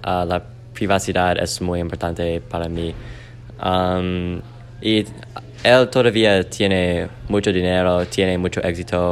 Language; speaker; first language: Spanish; non-native, learner; English